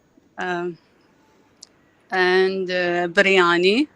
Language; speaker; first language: English; non-native, learner; Arabic